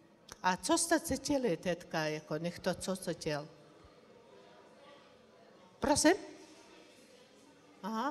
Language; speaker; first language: Czech; non-native, learner; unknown